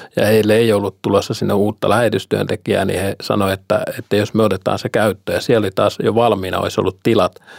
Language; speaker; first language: Finnish; native; Finnish